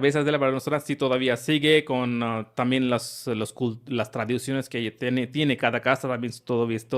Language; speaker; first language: Spanish; non-native, fluent; Hindi